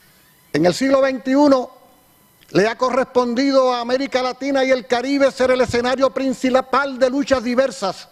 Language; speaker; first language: Spanish; native; Spanish